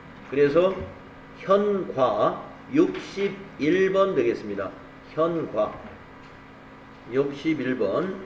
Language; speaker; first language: Korean; native; Korean